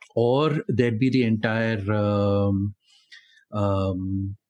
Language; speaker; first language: English; non-native, local second language; Hindi